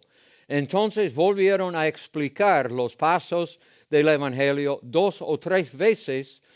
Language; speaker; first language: Spanish; non-native, fluent; English